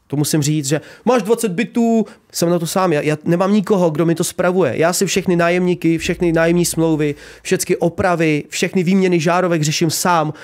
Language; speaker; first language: Czech; early bilingual, other home language; Ukrainian